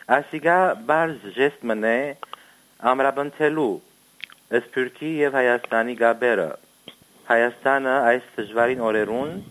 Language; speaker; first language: Armenian; early bilingual, heritage; Armenian